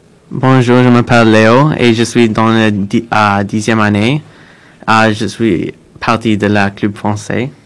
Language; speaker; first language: French; non-native, local second language; English